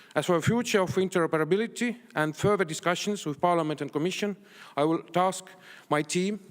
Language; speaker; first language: English; non-native, fluent; Estonian